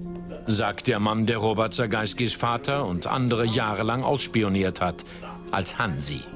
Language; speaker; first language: German; native; German